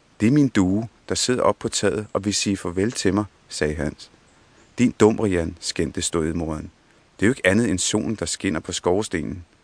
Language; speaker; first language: Danish; early bilingual, other home language; Punjabi